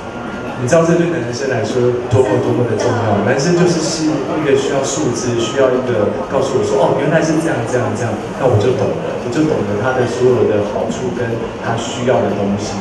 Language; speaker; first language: Chinese; native; Chinese